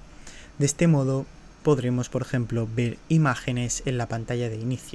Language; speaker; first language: Spanish; native; Spanish